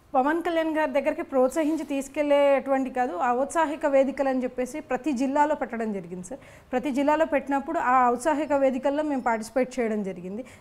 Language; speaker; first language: Telugu; native; Telugu